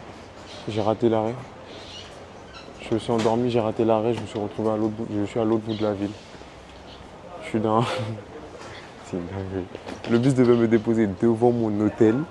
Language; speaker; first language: French; native; French